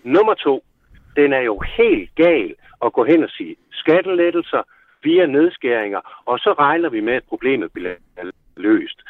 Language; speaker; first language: Danish; native; Danish